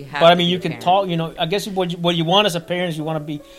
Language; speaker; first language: English; early bilingual, other home language; Spanish